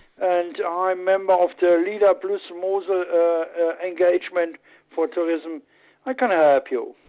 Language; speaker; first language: English; non-native, learner; Luxembourgish